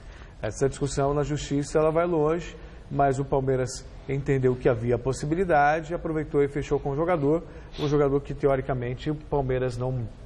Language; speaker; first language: Portuguese; native; Portuguese